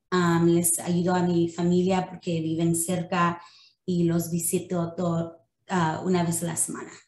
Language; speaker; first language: Spanish; early bilingual, other home language; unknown